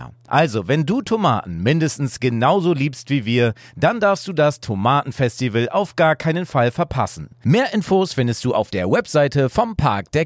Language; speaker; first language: German; native; German